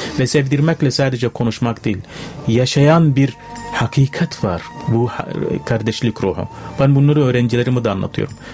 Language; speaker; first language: Turkish; non-native, fluent; Arabic